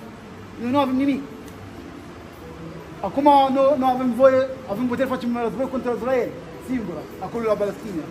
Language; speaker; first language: Romanian; non-native, learner; Arabic